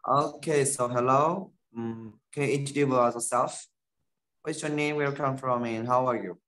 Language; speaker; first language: English; non-native, fluent; Vietnamese